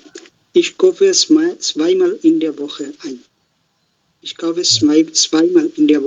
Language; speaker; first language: German; non-native, learner; Bangla